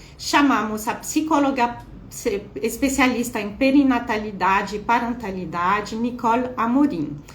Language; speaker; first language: Portuguese; non-native, fluent; French